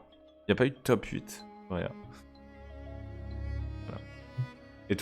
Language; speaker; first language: French; native; French